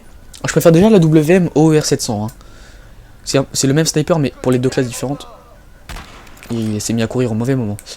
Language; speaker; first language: French; native; French